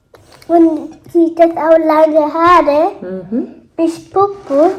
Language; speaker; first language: German; early bilingual, other home language; Telugu